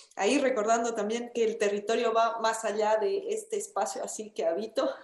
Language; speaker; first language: Spanish; native; Spanish